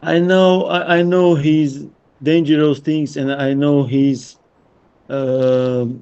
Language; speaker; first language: English; non-native, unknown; Russian